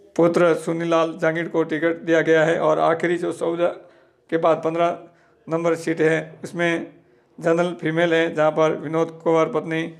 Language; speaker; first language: Hindi; native; Hindi